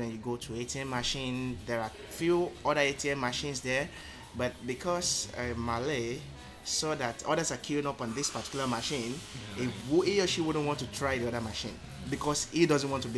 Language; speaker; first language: English; non-native, local second language; Yoruba